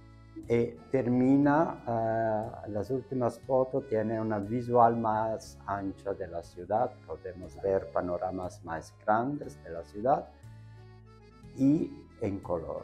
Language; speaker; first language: Spanish; non-native, fluent; Italian